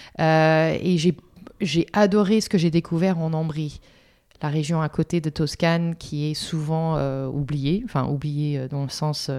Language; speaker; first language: French; non-native, fluent; English